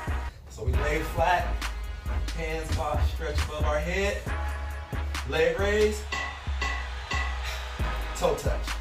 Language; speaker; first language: English; native; English